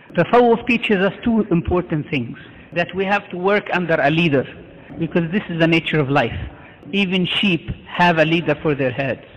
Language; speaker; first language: English; non-native, fluent; Arabic